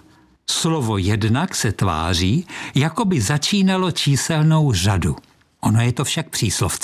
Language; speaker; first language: Czech; native; Czech